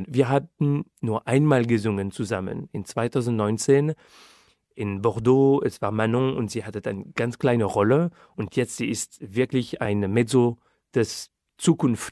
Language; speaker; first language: German; non-native, fluent; French